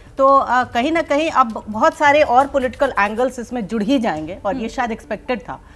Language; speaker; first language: Hindi; native; Hindi